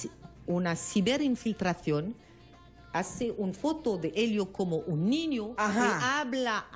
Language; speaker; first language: Spanish; non-native, learner; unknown